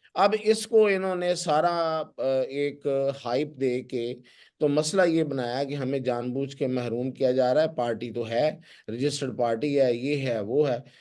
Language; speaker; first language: Urdu; non-native, local second language; Punjabi